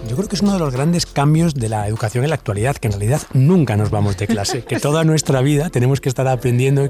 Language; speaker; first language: Spanish; native; Spanish